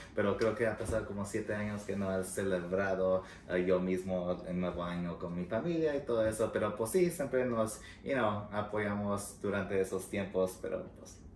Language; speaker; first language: Spanish; early bilingual, heritage; Spanish